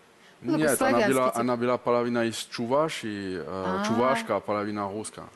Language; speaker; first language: Russian; non-native, learner; French